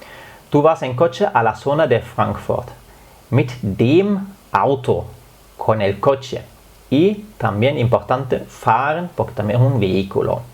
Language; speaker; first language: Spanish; non-native, fluent; German